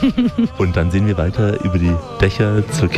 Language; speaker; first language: German; native; German